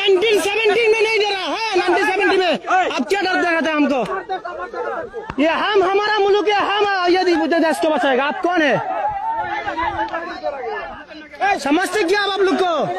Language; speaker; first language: Hindi; non-native, learner; Bangla